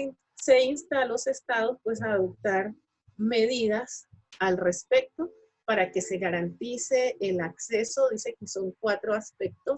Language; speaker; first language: Spanish; native; Spanish